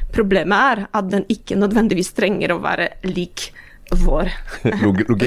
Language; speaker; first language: Norwegian; non-native, fluent; Polish